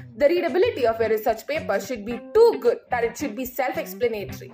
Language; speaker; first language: English; non-native, local second language; Tamil